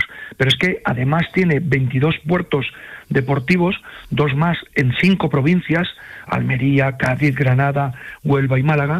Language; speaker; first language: Spanish; native; Spanish